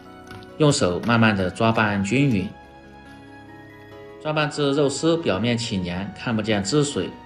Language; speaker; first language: Chinese; native; Chinese